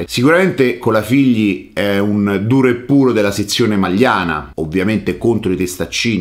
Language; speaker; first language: Italian; native; Italian